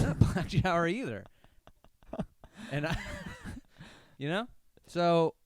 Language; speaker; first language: English; native; English